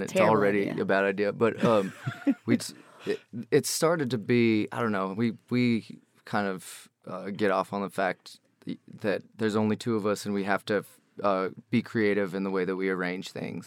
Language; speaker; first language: English; native; English